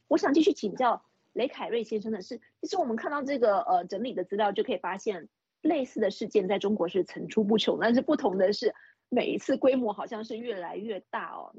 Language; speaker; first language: Chinese; native; Chinese